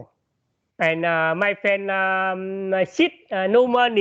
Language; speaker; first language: English; non-native, learner; Vietnamese